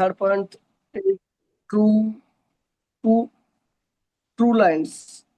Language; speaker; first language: English; non-native, local second language; Hindi